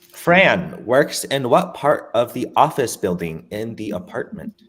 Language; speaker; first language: English; native; English